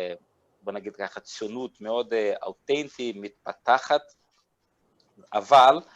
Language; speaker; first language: Hebrew; non-native, fluent; Portuguese